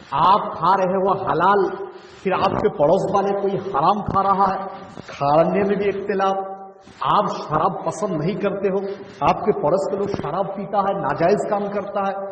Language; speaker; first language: Urdu; non-native, local second language; Bangla